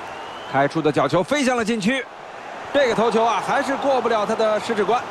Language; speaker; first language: Chinese; native; Chinese